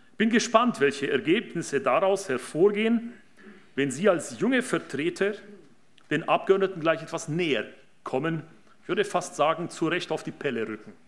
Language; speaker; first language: German; native; German